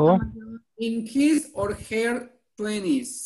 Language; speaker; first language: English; non-native, fluent; Spanish